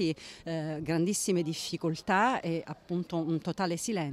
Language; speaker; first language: Italian; native; Italian